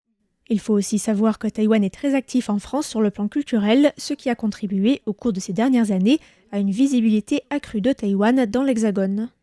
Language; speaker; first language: French; native; French